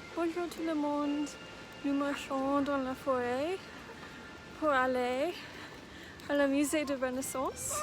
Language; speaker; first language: French; non-native, learner; English